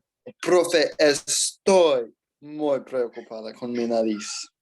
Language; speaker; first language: Spanish; non-native, learner; English